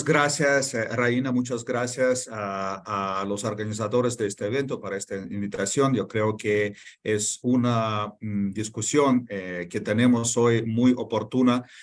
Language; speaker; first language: Spanish; non-native, fluent; Russian